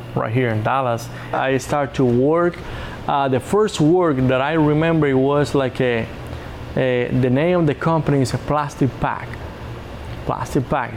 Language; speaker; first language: English; non-native, learner; Spanish